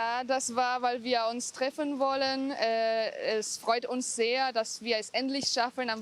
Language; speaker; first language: German; native; German